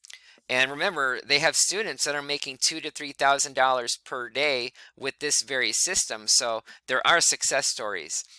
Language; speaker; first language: English; native; English